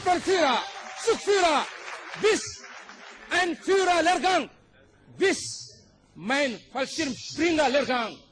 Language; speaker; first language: German; non-native, learner; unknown